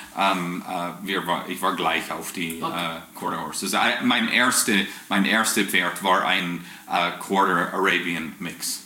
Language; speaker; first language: German; early bilingual, heritage; English